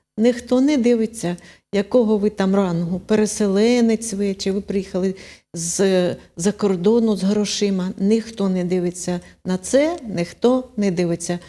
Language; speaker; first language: Ukrainian; non-native, local second language; Russian